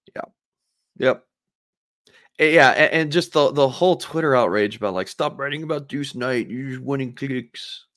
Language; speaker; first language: English; native; English